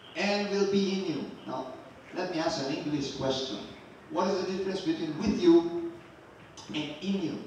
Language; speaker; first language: English; non-native, local second language; Filipino